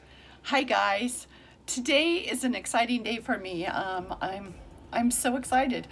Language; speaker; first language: English; native; English